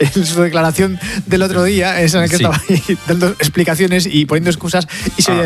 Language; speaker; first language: Spanish; native; Spanish